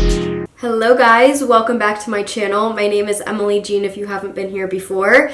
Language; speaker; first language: English; native; English